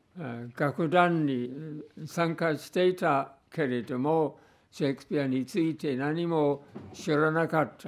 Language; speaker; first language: Japanese; non-native, fluent; English